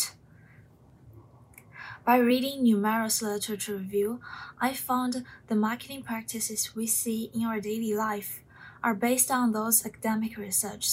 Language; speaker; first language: English; non-native, fluent; Chinese